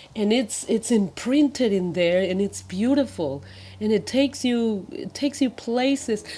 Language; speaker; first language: English; non-native, fluent; Spanish